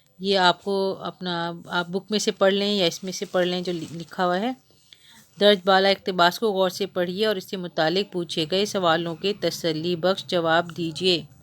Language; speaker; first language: Urdu; native; Urdu